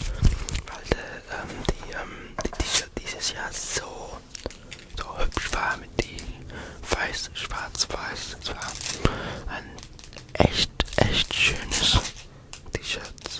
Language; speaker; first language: German; non-native, learner; English